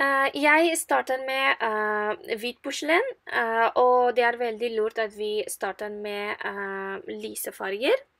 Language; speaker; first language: Norwegian; non-native, fluent; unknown